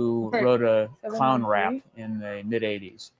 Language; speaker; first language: English; native; English